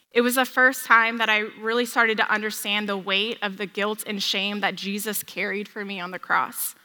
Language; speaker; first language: English; native; English